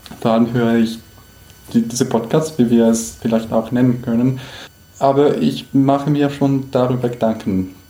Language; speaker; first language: German; non-native, fluent; Spanish